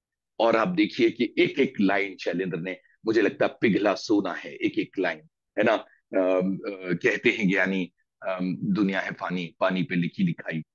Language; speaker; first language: Hindi; native; Hindi